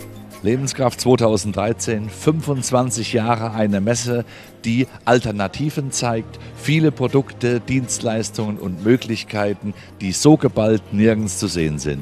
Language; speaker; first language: German; native; German